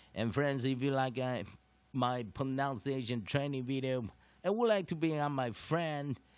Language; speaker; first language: English; non-native, fluent; Chinese